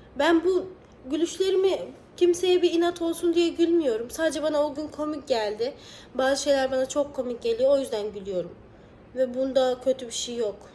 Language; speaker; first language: Turkish; native; Turkish